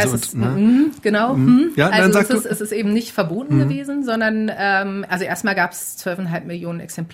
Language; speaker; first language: German; native; German